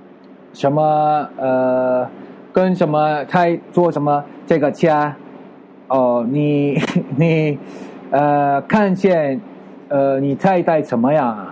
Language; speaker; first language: Chinese; non-native, fluent; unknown